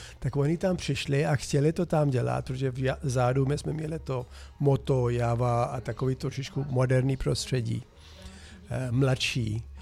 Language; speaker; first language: Czech; non-native, fluent; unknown